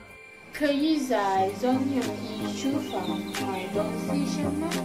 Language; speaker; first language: Chinese; non-native, learner; Malay